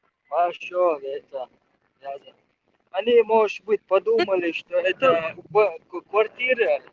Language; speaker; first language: Russian; non-native, local second language; Chechen